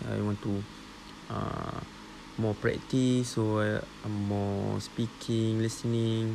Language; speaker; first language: English; non-native, local second language; Malay